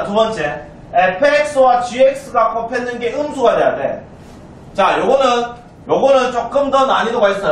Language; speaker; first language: Korean; native; Korean